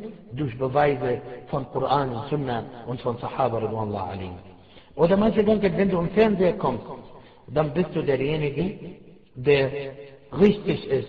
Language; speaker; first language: German; non-native, fluent; Arabic